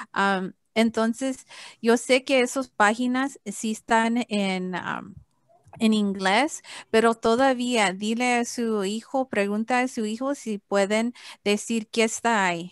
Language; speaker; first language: Spanish; early bilingual, heritage; English